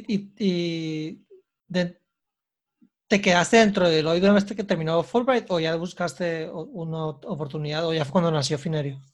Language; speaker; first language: Spanish; native; Spanish